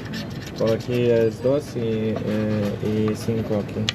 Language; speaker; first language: Spanish; non-native, learner; Lithuanian